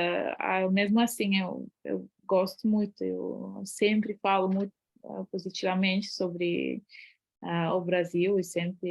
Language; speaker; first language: Portuguese; non-native, fluent; Ukrainian